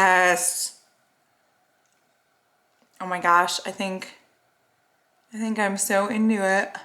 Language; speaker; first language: English; native; English